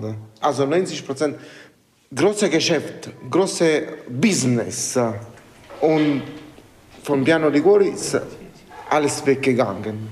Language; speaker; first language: German; non-native, learner; Italian